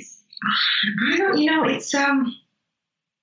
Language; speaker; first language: English; non-native, fluent; Italian